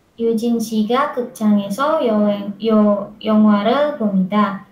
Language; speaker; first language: Korean; non-native, learner; Indonesian